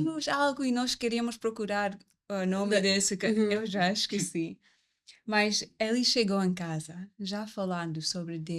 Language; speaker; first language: Portuguese; non-native, learner; English